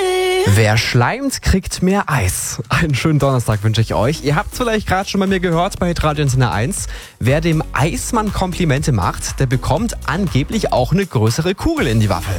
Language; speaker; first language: German; native; German